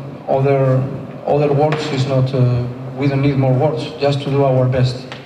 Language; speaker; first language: English; non-native, fluent; Spanish